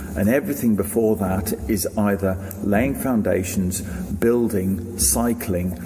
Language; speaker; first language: English; native; English